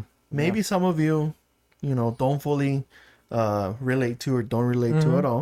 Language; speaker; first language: English; early bilingual, other home language; Spanish